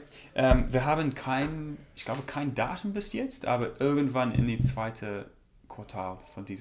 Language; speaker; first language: German; non-native, learner; English